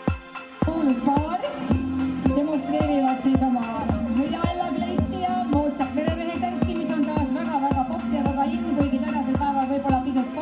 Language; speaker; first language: Estonian; native; Estonian